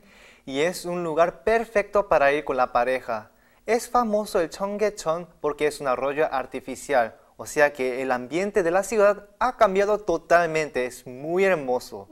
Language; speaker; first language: Spanish; non-native, fluent; Korean